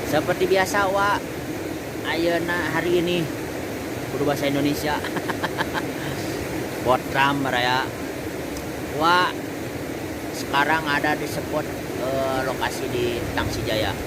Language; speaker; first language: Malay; non-native, local second language; Sundanese